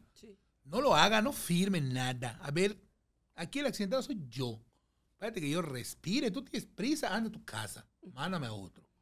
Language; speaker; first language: Spanish; native; Spanish